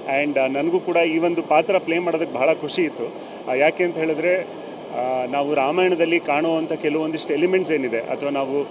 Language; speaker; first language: Kannada; native; Kannada